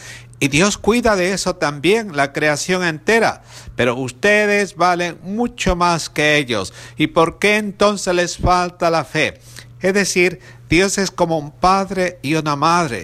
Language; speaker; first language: Spanish; native; Spanish